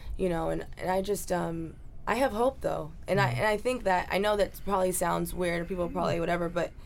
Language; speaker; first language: English; native; English